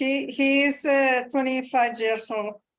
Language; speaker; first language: English; non-native, learner; Spanish